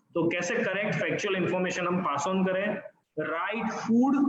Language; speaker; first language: Hindi; non-native, local second language; Gujarati